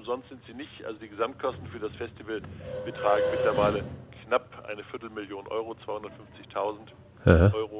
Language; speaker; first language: German; native; German